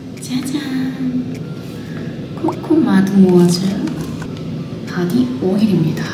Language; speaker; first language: Korean; native; Korean